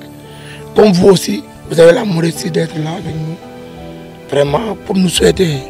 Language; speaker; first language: French; non-native, local second language; Wolof